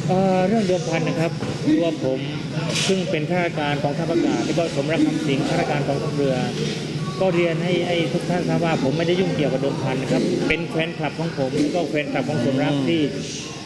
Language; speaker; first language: Thai; native; Thai